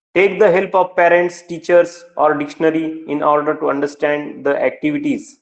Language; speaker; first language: Hindi; non-native, local second language; Marathi